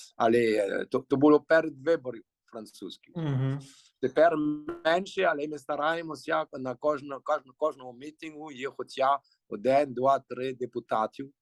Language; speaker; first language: Ukrainian; early bilingual, heritage; Ukrainian